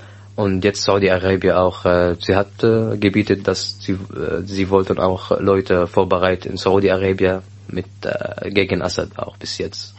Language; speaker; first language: German; non-native, learner; Arabic